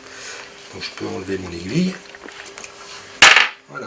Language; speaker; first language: French; native; French